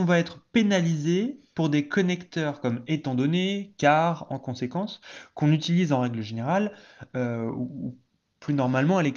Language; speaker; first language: French; native; French